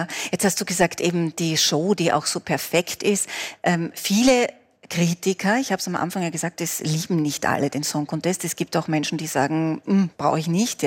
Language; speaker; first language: German; native; German